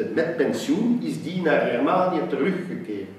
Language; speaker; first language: Dutch; non-native, local second language; French